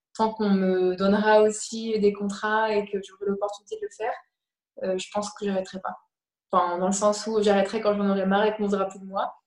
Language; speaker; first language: French; native; French